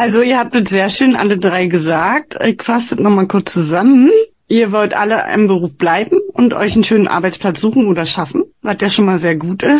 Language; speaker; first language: German; native; German